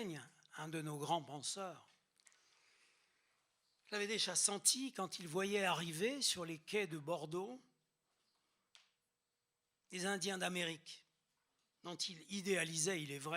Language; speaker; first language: French; native; French